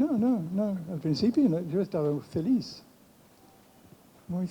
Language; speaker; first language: Spanish; non-native, fluent; English